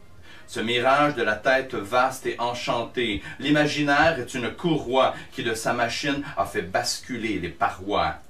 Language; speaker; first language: French; native; French